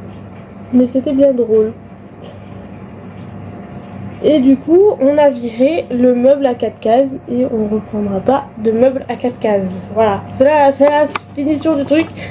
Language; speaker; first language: French; native; French